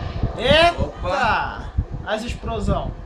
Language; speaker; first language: Portuguese; native; Portuguese